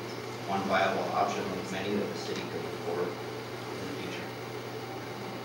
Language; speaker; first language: English; native; English